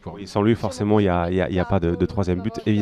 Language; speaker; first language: French; native; French